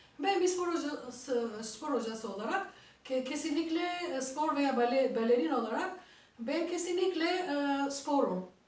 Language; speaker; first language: Turkish; non-native, fluent; Albanian